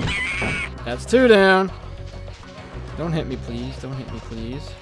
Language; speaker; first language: English; native; English